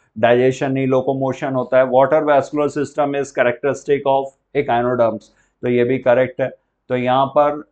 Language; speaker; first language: Hindi; native; Hindi